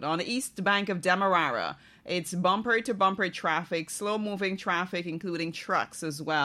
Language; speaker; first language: English; native; English